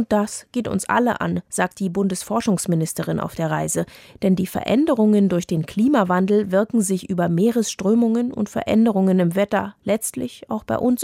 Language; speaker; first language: German; native; German